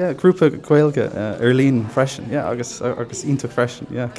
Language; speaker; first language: Irish; non-native, local second language; English